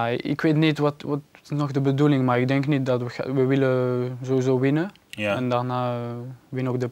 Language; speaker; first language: Dutch; non-native, learner; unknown